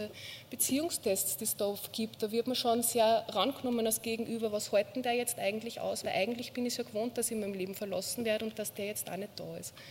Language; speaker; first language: German; native; German